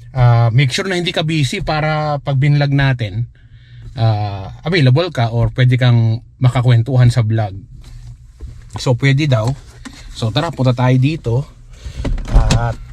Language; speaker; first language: Filipino; native; Filipino